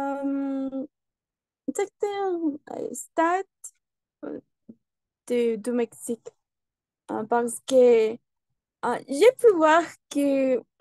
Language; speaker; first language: French; non-native, learner; Spanish